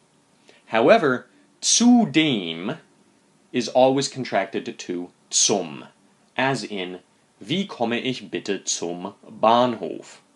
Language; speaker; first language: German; non-native, fluent; English